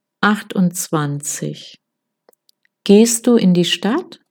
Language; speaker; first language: German; non-native, fluent; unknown